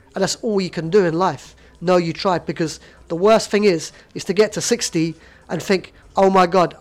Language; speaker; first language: English; native; English